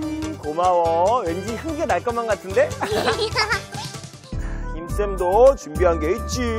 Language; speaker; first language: Korean; native; Korean